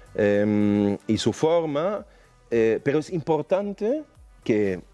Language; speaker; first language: Spanish; non-native, fluent; German